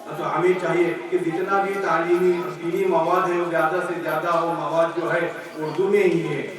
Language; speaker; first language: Urdu; native; Urdu